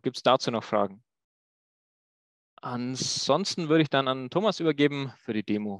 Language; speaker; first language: German; native; German